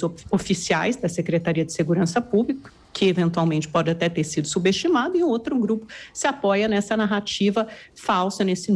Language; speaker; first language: Portuguese; native; Portuguese